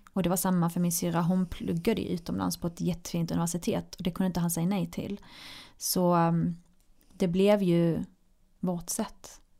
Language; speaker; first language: Swedish; early bilingual, other home language; Arabic